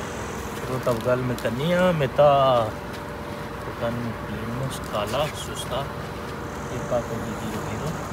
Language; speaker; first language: Greek; non-native, learner; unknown